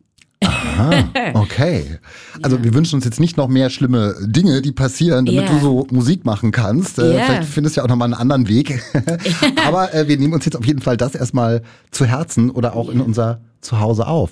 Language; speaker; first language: German; native; German